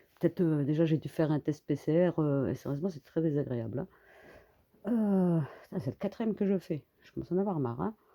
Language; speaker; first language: French; early bilingual, other home language; Kabyle